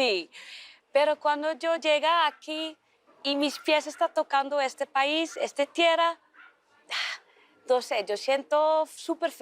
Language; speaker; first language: Spanish; early bilingual, heritage; Dutch